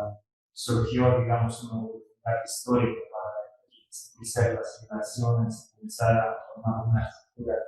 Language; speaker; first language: Spanish; non-native, fluent; Russian